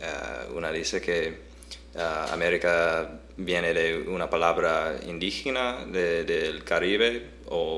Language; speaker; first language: Spanish; non-native, fluent; English